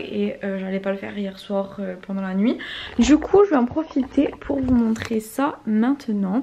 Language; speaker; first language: French; native; French